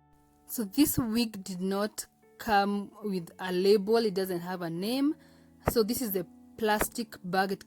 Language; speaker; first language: English; non-native, local second language; Swahili